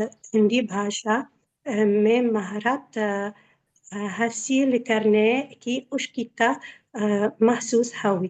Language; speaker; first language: Hindi; non-native, learner; Arabic